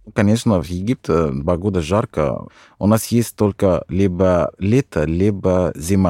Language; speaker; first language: Russian; non-native, fluent; Arabic